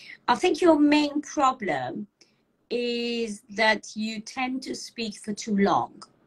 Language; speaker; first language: English; non-native, fluent; Persian